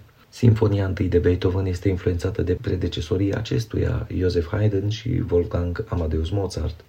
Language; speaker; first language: Romanian; native; Romanian